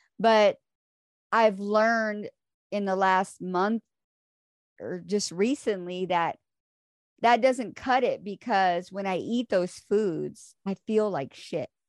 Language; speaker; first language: English; native; English